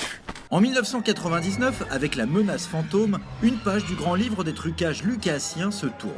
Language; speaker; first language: French; native; French